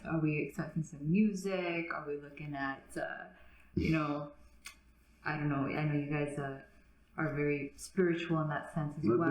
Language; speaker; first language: English; native; English